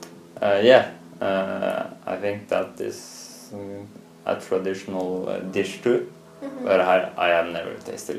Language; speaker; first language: English; non-native, fluent; Norwegian